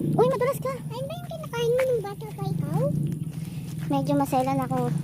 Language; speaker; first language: Filipino; native; Filipino